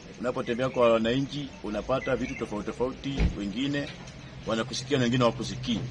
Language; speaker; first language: Swahili; non-native, local second language; Luyia